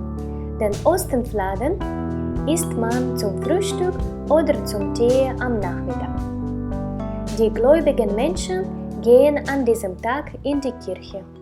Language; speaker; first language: German; non-native, fluent; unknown